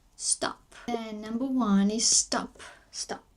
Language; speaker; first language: English; non-native, fluent; Armenian